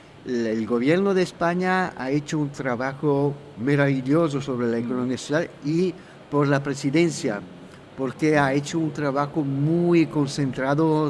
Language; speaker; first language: Spanish; non-native, fluent; Italian